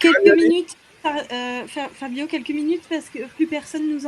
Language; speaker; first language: French; native; French